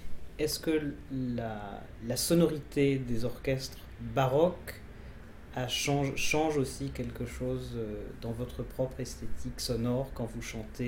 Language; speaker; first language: French; native; French